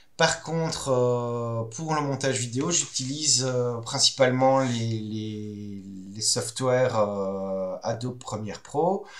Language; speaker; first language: French; native; French